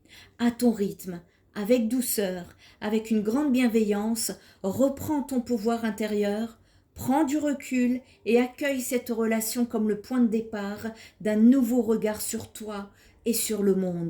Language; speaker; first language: French; native; French